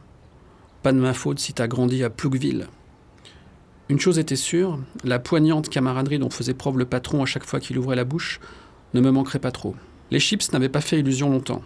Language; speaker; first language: French; native; French